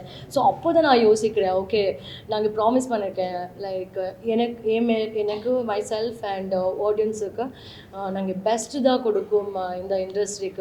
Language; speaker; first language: Tamil; non-native, learner; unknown